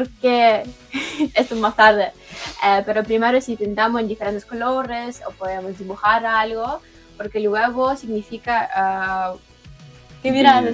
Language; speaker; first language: Spanish; non-native, learner; Ukrainian